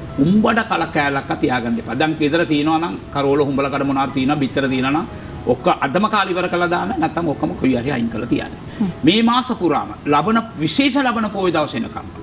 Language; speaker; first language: Sinhala; non-native, local second language; Tamil